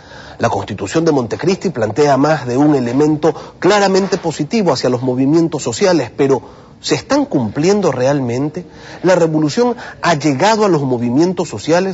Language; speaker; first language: Spanish; native; Spanish